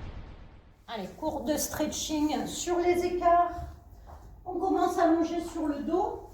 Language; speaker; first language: French; native; French